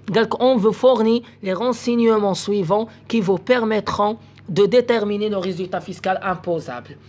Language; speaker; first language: French; non-native, local second language; Arabic